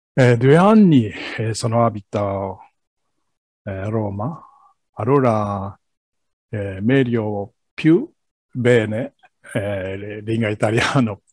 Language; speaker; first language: Italian; non-native, learner; Japanese